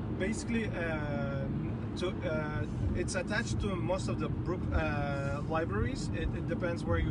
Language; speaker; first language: English; non-native, fluent; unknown